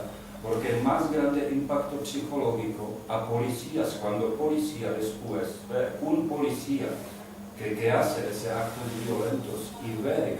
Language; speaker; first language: Spanish; non-native, learner; Czech